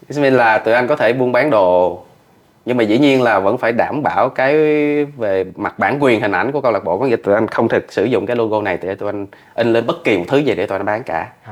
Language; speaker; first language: Vietnamese; native; Vietnamese